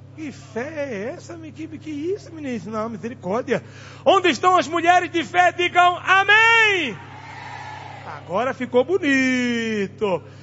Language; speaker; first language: Portuguese; non-native, local second language; Tsonga